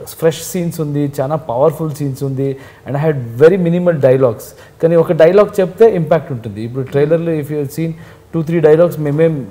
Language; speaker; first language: Telugu; non-native, fluent; Kannada